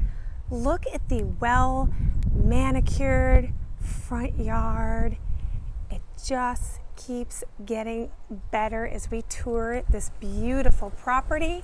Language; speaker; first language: English; native; English